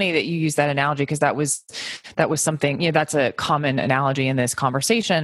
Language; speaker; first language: English; native; English